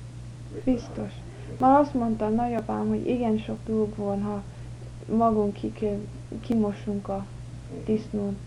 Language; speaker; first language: Hungarian; early bilingual, heritage; English